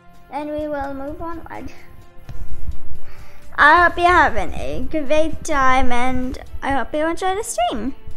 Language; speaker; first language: English; native; English